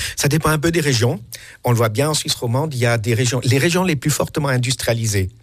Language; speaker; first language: French; native; French